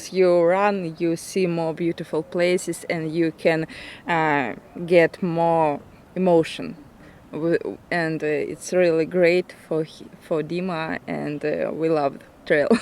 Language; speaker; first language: English; non-native, learner; Russian